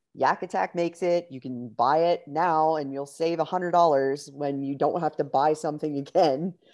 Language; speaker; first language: English; native; English